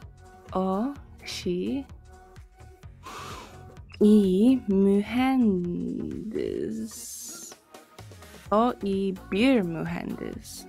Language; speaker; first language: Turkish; non-native, learner; English